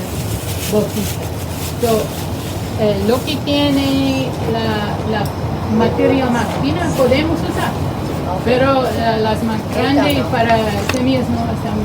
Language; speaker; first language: Spanish; non-native, learner; English